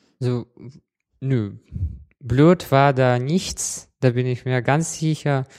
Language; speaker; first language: German; non-native, fluent; Russian